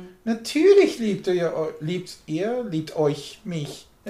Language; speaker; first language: German; non-native, learner; English